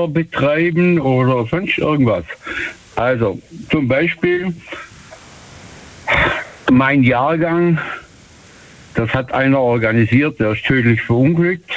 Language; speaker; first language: German; native; German